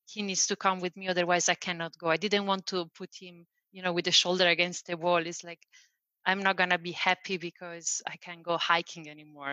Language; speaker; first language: English; non-native, fluent; Italian